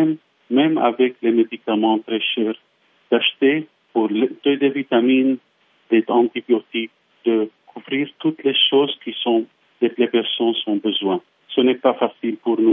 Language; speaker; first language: French; non-native, fluent; Arabic